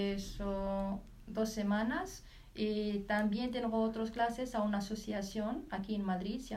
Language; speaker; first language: Spanish; non-native, learner; Arabic